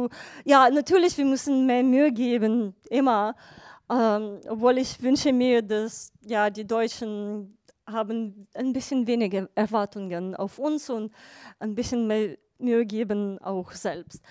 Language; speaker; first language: German; non-native, learner; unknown